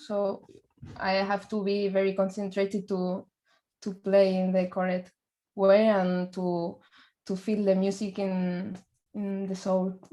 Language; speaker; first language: English; non-native, learner; Spanish